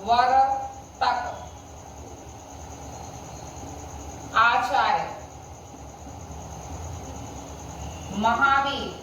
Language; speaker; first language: Hindi; native; Hindi